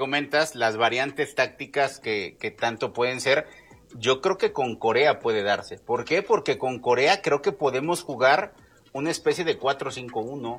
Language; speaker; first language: Spanish; native; Spanish